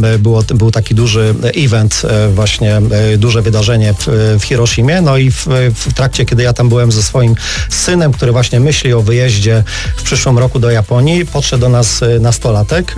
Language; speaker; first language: Polish; native; Polish